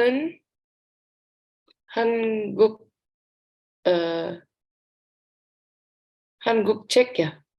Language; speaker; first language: Korean; non-native, learner; Indonesian